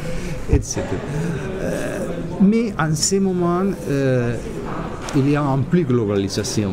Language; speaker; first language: French; non-native, learner; Catalan